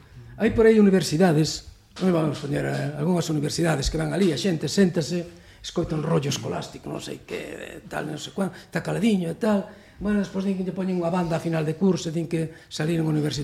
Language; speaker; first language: Galician; native; Galician